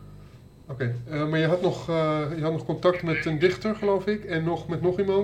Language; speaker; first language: Dutch; native; Dutch